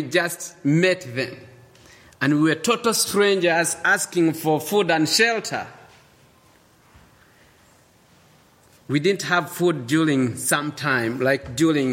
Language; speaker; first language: English; non-native, local second language; Kikuyu